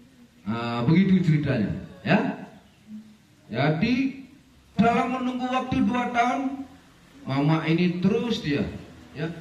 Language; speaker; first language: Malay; non-native, local second language; Balinese